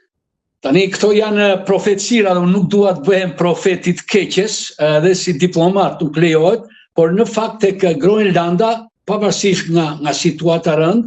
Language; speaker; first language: Albanian; native; Albanian